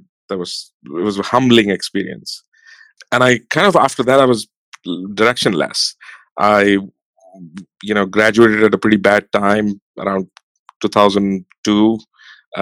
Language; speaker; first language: English; non-native, local second language; Hindi